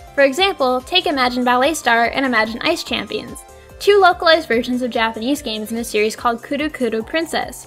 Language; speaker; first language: English; native; English